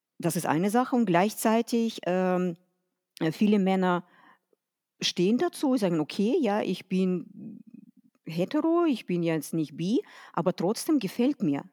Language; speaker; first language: German; non-native, fluent; Russian